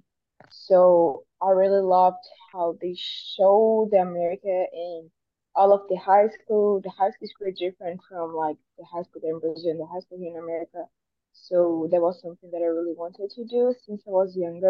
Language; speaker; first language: English; non-native, fluent; Portuguese